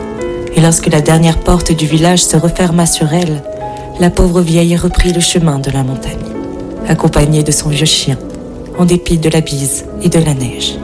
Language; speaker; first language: French; native; French